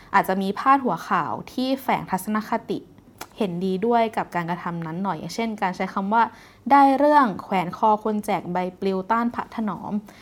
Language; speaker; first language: Thai; native; Thai